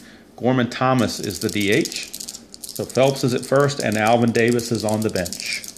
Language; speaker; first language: English; native; English